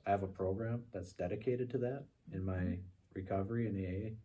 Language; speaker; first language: English; native; English